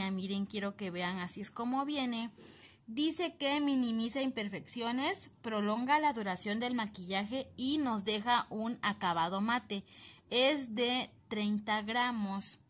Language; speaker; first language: Spanish; native; Spanish